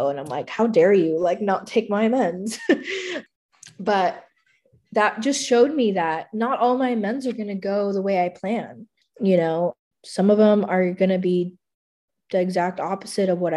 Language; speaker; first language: English; native; English